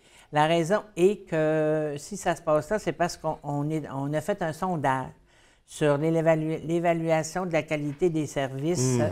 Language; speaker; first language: French; native; French